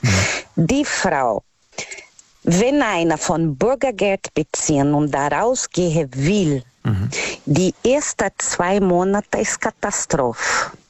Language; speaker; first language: German; non-native, learner; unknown